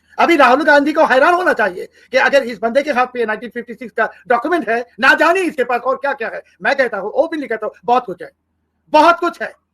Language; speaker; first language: Hindi; non-native, fluent; Bangla